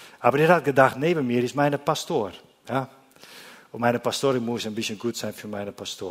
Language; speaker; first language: German; non-native, learner; Dutch